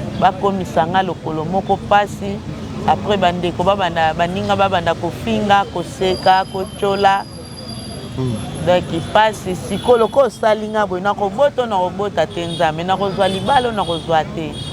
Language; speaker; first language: Lingala; non-native, local second language; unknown